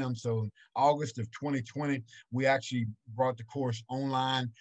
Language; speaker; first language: English; native; English